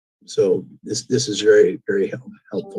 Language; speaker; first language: English; native; English